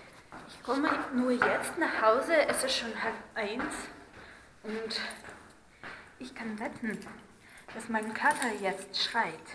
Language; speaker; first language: German; non-native, fluent; Russian